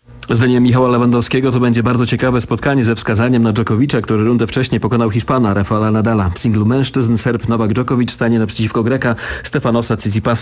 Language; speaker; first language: Polish; native; Polish